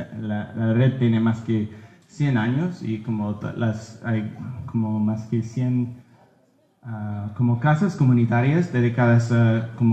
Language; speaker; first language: Spanish; early bilingual, heritage; Spanish